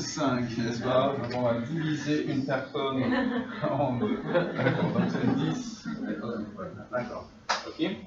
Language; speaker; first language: French; non-native, fluent; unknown